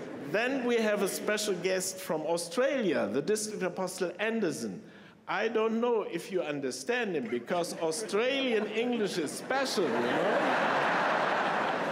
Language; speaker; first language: English; non-native, fluent; German